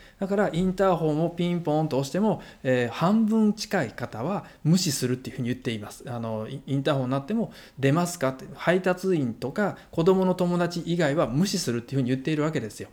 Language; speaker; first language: Japanese; native; Japanese